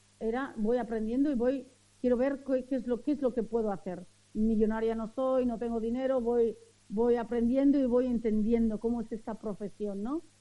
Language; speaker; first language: Spanish; early bilingual, other home language; Arabic